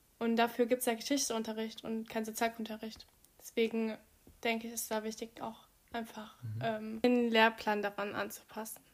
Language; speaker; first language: German; early bilingual, other home language; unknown